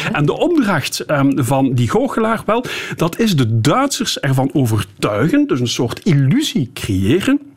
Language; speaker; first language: Dutch; native; Dutch